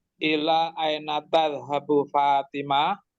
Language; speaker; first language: Arabic; non-native, learner; Indonesian